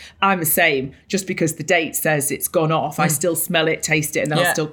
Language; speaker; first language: English; native; English